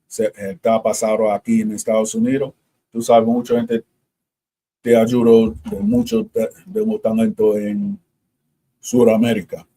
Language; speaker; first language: Spanish; early bilingual, heritage; Spanish